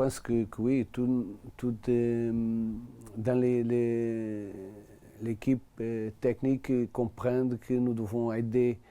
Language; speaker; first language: French; non-native, learner; Portuguese